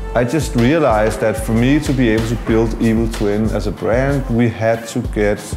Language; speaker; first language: English; non-native, fluent; Danish